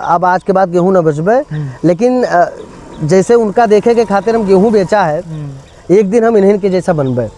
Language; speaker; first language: Hindi; native; Hindi